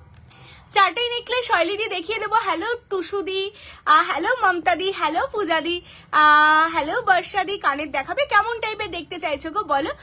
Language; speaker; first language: Bangla; native; Bangla